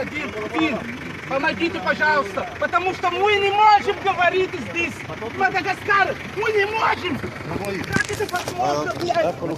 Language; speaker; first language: Russian; non-native, fluent; Malagasy